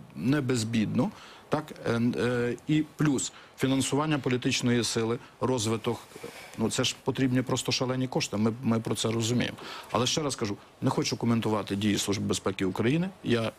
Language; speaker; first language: Ukrainian; native; Ukrainian